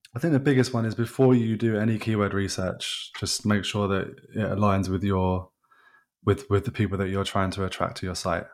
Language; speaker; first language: English; native; English